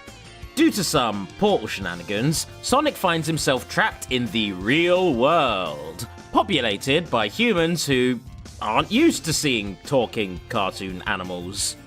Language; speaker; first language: English; native; English